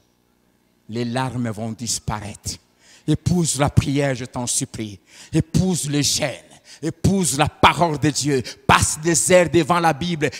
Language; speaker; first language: French; non-native, local second language; Lingala